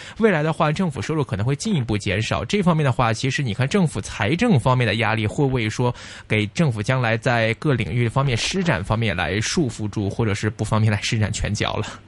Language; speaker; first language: Chinese; non-native, local second language; Cantonese